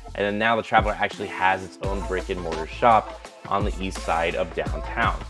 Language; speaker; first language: English; native; English